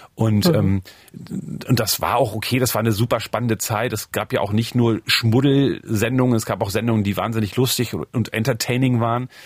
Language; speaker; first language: German; native; German